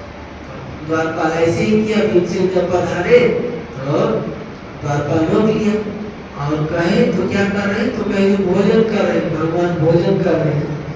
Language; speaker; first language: Hindi; native; Hindi